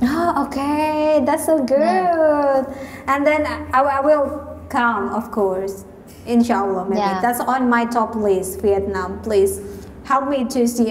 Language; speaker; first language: English; non-native, learner; Indonesian